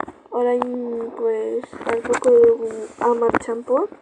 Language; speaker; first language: Basque; non-native, local second language; Spanish